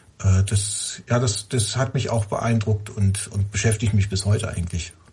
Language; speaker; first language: German; native; German